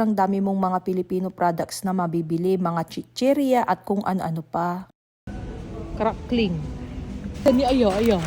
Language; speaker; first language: Filipino; non-native, local second language; Pangasinan